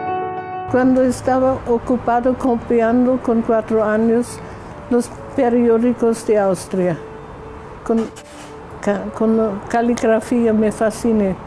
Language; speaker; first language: Spanish; non-native, learner; German